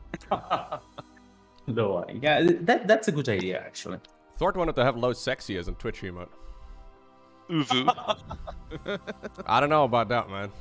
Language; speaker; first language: English; non-native, fluent; Dutch